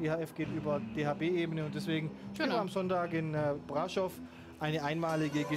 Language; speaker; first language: German; native; German